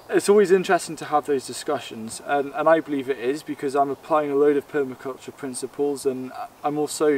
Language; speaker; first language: English; native; English